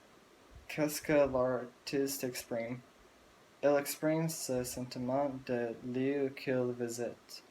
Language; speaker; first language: French; non-native, learner; English